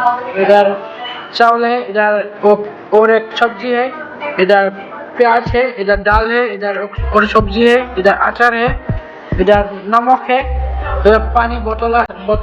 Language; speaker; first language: Hindi; non-native, local second language; Bangla